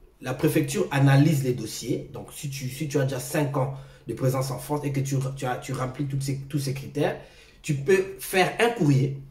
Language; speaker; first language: French; non-native, local second language; Lingala